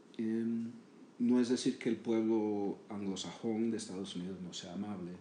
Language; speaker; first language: Spanish; native; Spanish